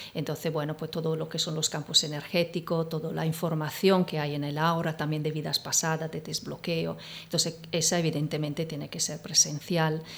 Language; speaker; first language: Spanish; non-native, fluent; Italian